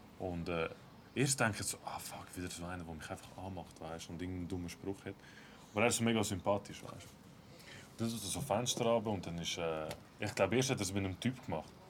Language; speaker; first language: German; early bilingual, other home language; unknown